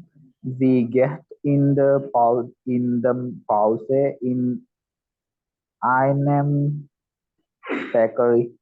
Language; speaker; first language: German; non-native, learner; Malayalam